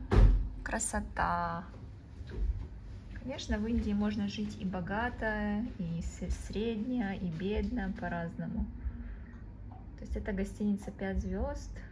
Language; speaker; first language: Russian; native; Russian